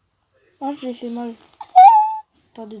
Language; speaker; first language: French; native; French